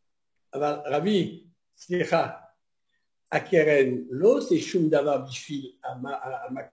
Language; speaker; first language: Hebrew; non-native, learner; French